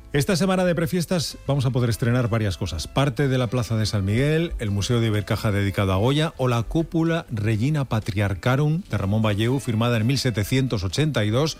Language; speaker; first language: Spanish; native; Spanish